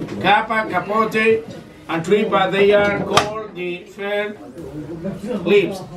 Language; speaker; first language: English; non-native, learner; Spanish